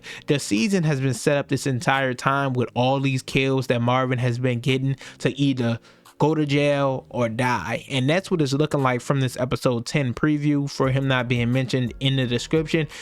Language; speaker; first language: English; native; English